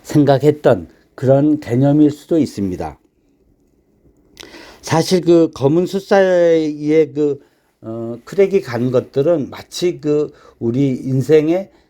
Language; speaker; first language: Korean; native; Korean